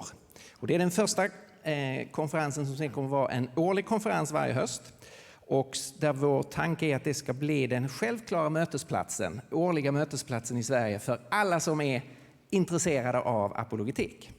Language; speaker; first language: Swedish; native; Swedish